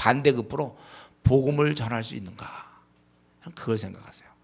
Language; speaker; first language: Korean; native; Korean